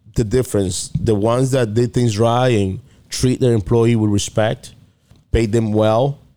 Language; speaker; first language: English; non-native, fluent; Spanish